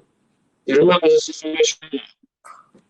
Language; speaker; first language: English; non-native, learner; Belarusian